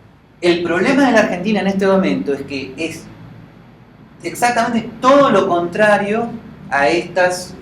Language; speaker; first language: Spanish; native; Spanish